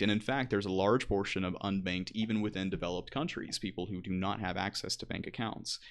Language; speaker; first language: English; native; English